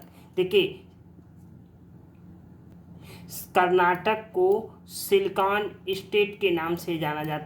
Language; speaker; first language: Hindi; native; Hindi